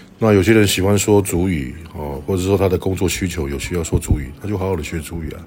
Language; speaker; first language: Chinese; native; Chinese